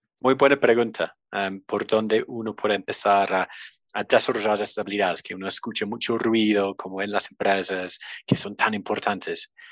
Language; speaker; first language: Spanish; non-native, fluent; English